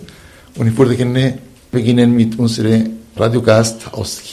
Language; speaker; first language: German; non-native, fluent; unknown